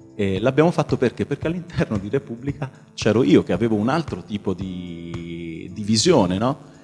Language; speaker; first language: Italian; early bilingual, other home language; Albanian